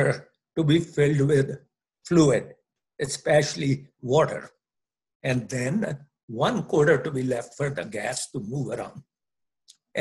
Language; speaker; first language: English; non-native, local second language; Punjabi